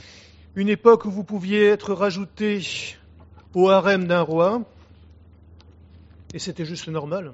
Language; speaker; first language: French; native; French